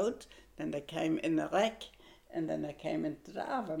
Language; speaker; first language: English; non-native, fluent; German